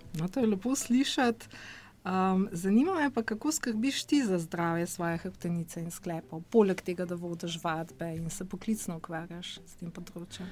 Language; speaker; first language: Slovenian; native; Slovenian